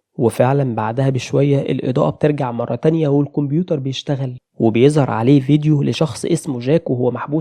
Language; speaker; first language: Arabic; native; Arabic